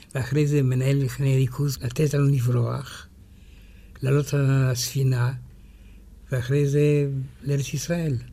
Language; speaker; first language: Hebrew; non-native, fluent; French